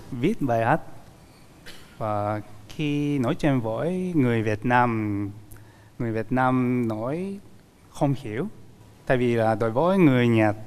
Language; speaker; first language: Vietnamese; non-native, learner; Japanese